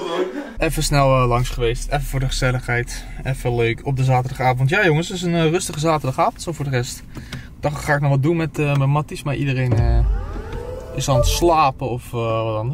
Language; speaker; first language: Dutch; native; Dutch